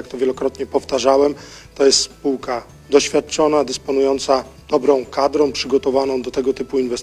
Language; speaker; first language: Polish; native; Polish